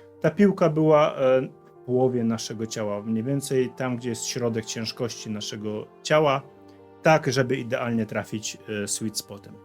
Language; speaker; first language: Polish; native; Polish